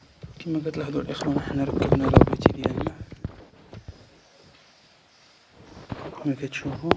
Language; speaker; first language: Arabic; native; Arabic